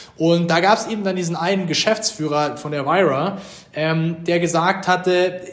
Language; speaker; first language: German; native; German